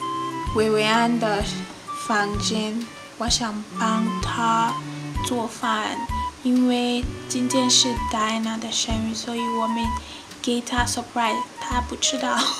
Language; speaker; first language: Chinese; non-native, learner; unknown